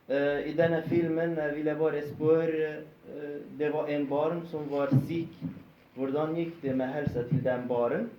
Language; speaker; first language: Norwegian; non-native, fluent; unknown